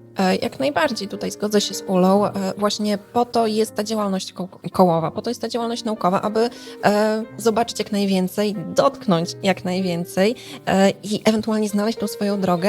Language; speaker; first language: Polish; native; Polish